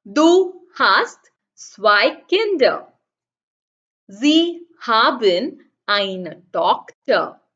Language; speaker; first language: German; non-native, fluent; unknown